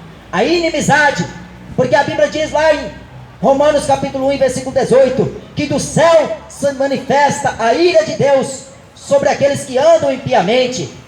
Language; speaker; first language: Portuguese; native; Portuguese